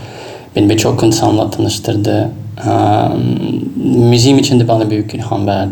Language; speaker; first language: Turkish; non-native, fluent; Russian